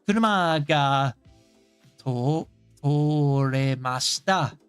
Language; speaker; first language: Japanese; non-native, learner; English